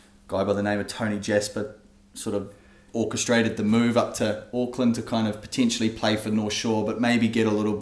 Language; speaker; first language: English; native; English